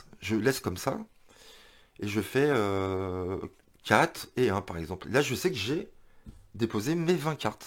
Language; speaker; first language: French; native; French